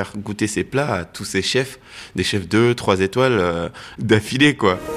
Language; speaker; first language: French; native; French